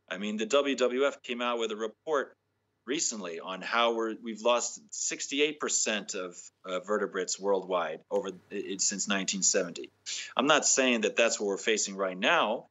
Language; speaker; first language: English; native; English